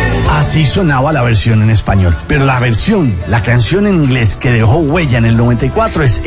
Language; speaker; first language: Spanish; native; Spanish